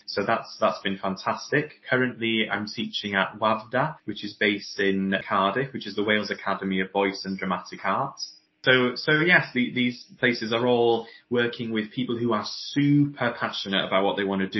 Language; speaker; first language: English; native; English